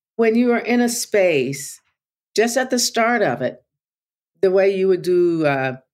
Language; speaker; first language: English; native; English